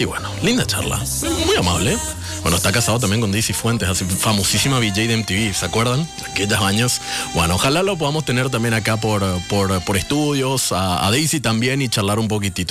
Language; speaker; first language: Spanish; native; Spanish